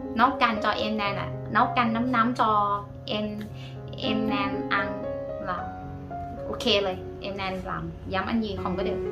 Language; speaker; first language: Vietnamese; non-native, learner; Thai